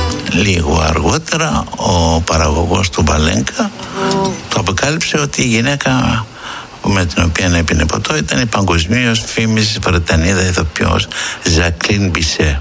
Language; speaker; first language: Greek; native; Greek